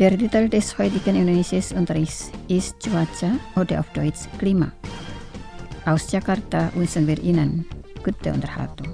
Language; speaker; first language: German; non-native, fluent; Indonesian